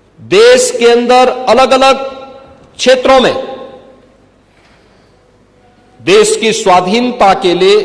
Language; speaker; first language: Hindi; native; Hindi